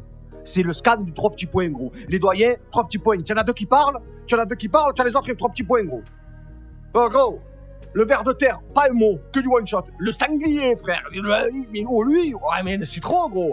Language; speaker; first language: French; native; French